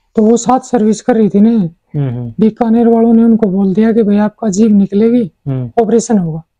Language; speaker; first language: Hindi; native; Hindi